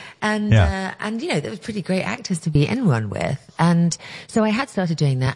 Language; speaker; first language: English; native; English